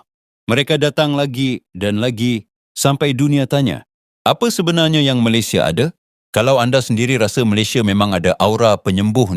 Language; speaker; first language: Malay; native; Malay